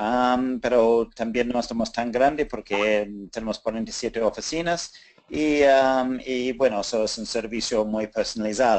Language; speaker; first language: Spanish; non-native, fluent; English